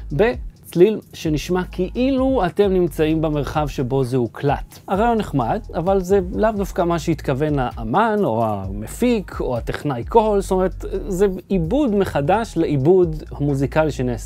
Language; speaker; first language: Hebrew; native; Hebrew